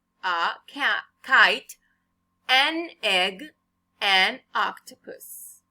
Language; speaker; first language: English; non-native, fluent; Spanish